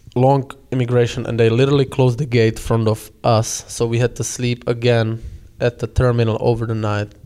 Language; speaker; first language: English; non-native, fluent; Czech